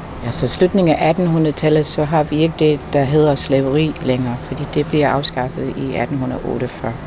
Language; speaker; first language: Danish; non-native, fluent; English